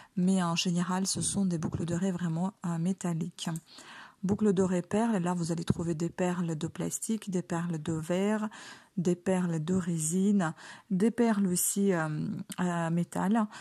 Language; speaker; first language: French; non-native, fluent; Ukrainian